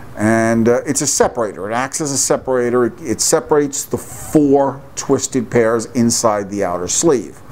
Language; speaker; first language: English; native; English